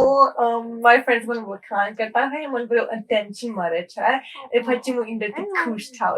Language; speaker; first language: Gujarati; early bilingual, heritage; Gujarati